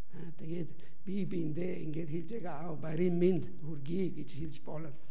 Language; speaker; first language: Mongolian; non-native, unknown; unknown